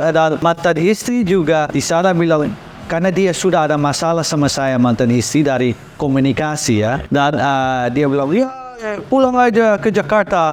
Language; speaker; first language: Indonesian; non-native, learner; Dutch